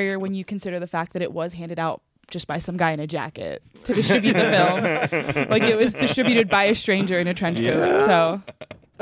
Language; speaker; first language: English; native; English